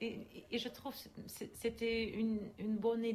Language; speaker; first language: French; non-native, learner; Russian